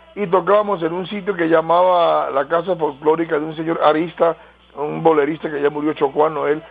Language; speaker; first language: Spanish; native; Spanish